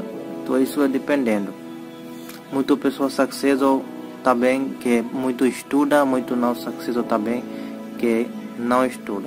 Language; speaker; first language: Portuguese; non-native, learner; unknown